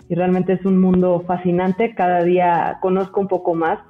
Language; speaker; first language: Spanish; native; Spanish